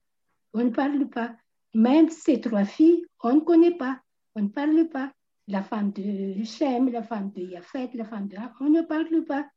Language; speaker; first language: French; non-native, local second language; Malagasy